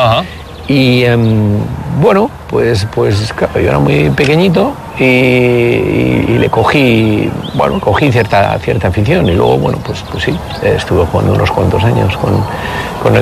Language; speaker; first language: Spanish; native; Spanish